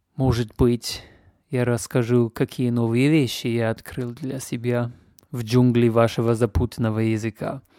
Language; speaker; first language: Russian; non-native, fluent; English